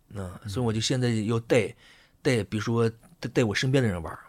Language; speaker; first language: Chinese; native; Chinese